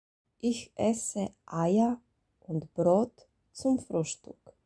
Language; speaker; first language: German; non-native, fluent; Serbian